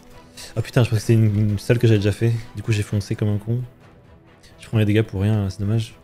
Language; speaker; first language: French; native; French